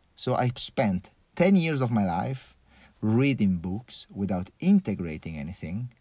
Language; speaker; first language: English; early bilingual, other home language; Italian